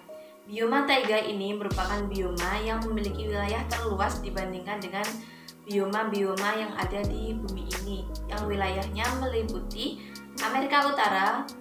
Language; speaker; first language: Indonesian; native; Indonesian